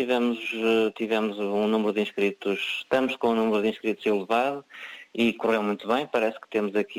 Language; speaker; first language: Portuguese; native; Portuguese